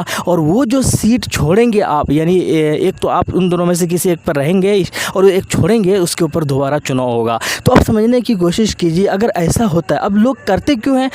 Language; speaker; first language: Hindi; native; Hindi